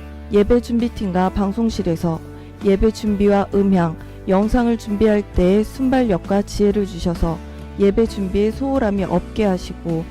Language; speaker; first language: Korean; native; Korean